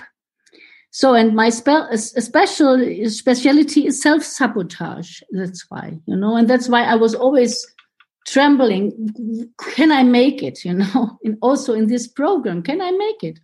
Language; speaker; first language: English; non-native, fluent; German